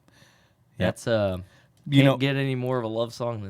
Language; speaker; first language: English; native; English